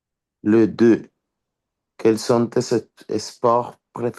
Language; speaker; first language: French; non-native, learner; Spanish